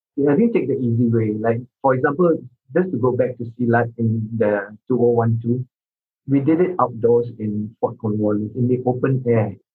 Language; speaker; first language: English; non-native, local second language; Min Nan Chinese